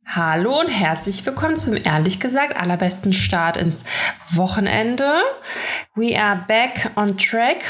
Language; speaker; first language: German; early bilingual, other home language; Russian